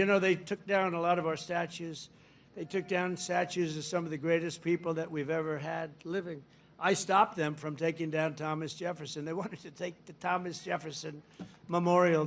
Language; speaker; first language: English; native; English